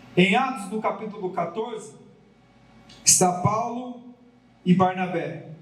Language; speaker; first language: Portuguese; native; Portuguese